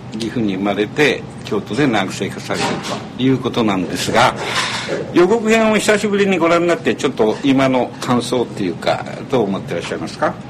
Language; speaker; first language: Japanese; native; Japanese